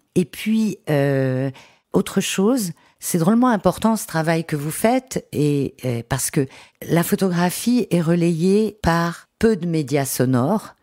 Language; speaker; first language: French; native; French